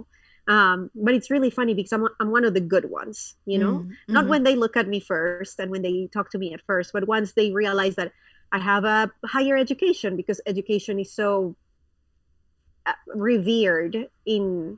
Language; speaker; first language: English; non-native, fluent; Spanish